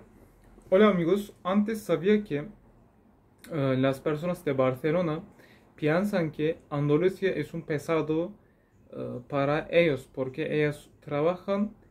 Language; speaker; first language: Spanish; non-native, learner; Turkish